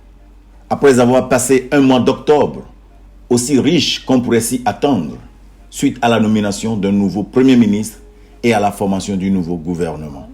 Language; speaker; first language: French; native; French